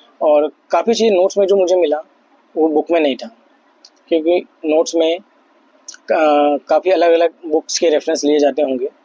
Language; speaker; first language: Hindi; native; Hindi